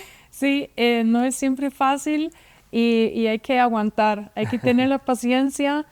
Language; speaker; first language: Spanish; non-native, fluent; German